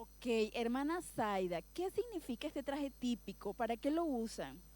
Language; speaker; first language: Spanish; native; Spanish